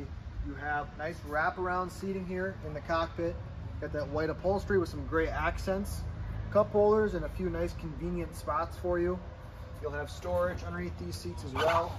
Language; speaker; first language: English; native; English